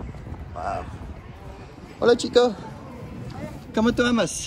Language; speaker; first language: Spanish; non-native, learner; English